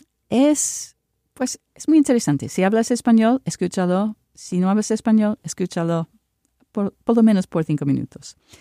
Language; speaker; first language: Spanish; non-native, learner; English